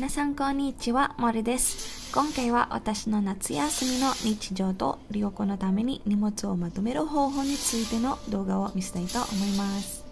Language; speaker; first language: Japanese; non-native, fluent; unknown